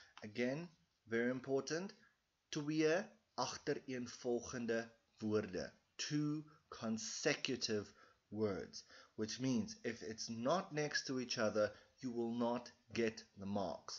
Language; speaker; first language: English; non-native, local second language; Afrikaans